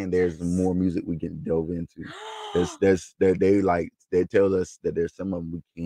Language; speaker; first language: English; native; English